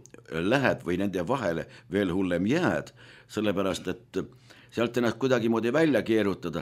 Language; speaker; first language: Estonian; native; Estonian